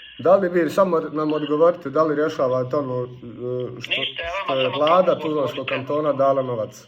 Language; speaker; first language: Bosnian; native; Bosnian